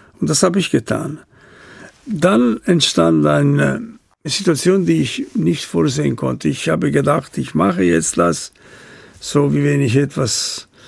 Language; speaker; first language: German; non-native, local second language; Italian